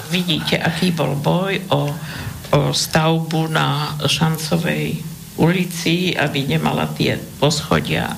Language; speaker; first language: Slovak; native; Slovak